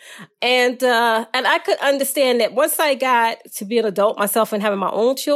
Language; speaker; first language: English; native; English